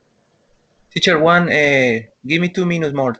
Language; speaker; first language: English; non-native, learner; Spanish